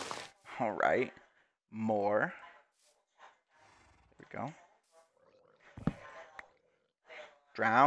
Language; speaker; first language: English; native; English